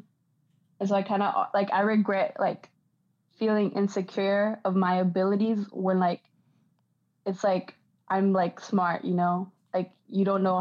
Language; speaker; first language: English; non-native, fluent; Spanish